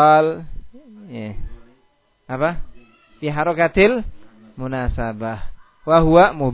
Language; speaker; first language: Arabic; non-native, fluent; Indonesian